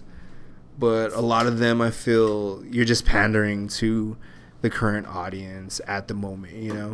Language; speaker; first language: English; native; English